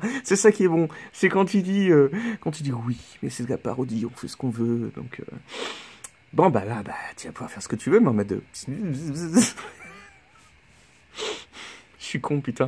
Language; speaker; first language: French; native; French